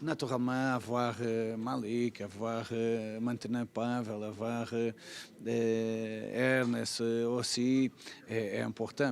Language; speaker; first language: French; non-native, fluent; Portuguese